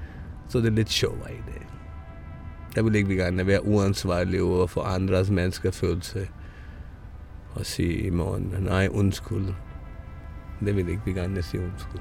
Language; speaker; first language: Danish; non-native, fluent; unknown